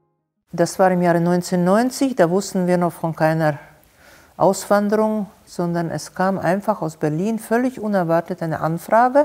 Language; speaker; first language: German; non-native, fluent; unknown